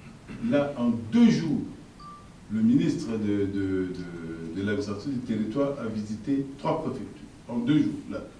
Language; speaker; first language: French; non-native, local second language; Sango